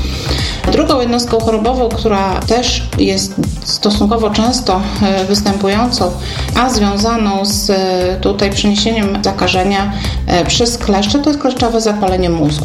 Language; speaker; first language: Polish; native; Polish